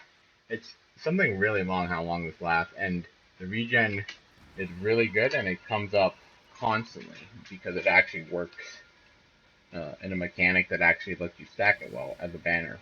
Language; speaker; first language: English; native; English